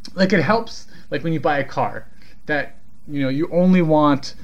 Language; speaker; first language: English; native; English